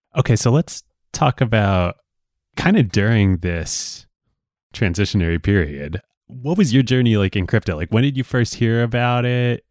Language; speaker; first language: English; native; English